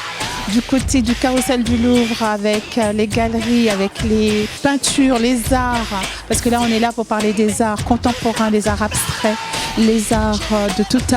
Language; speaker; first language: French; native; French